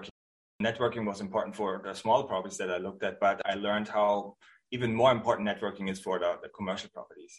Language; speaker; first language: English; non-native, fluent; German